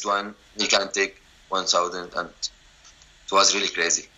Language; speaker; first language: English; non-native, learner; Arabic